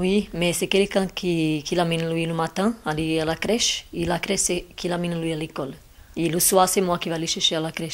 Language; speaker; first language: French; non-native, learner; Portuguese